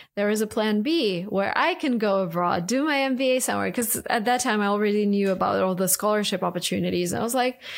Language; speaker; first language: English; non-native, fluent; Russian